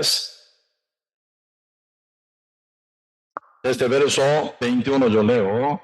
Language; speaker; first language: Spanish; non-native, learner; Korean